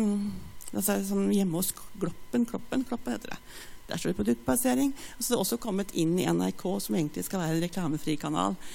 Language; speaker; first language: Norwegian; native; Norwegian